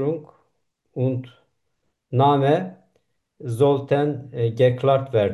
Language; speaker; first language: German; non-native, learner; Turkish